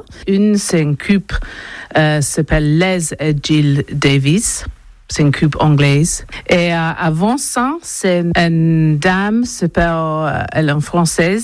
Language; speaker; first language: French; non-native, learner; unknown